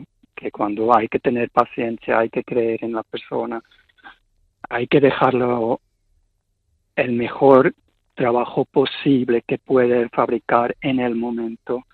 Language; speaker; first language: Spanish; non-native, fluent; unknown